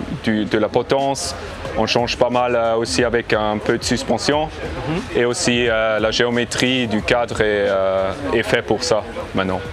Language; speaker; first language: French; non-native, learner; English